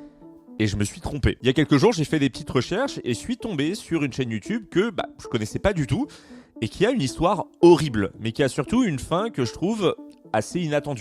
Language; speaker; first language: French; native; French